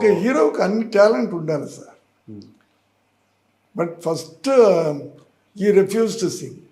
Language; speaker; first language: Telugu; non-native, learner; Tamil